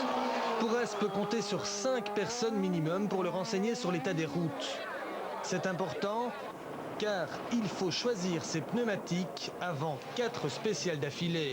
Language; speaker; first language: French; native; French